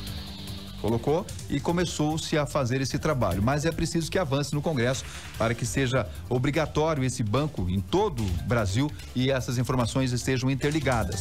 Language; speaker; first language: Portuguese; native; Portuguese